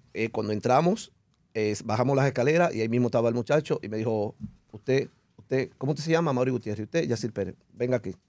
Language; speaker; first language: Spanish; early bilingual, heritage; Spanish